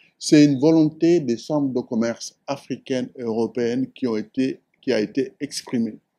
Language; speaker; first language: French; non-native, local second language; Wolof